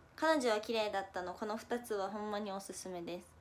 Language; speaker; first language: Japanese; native; Japanese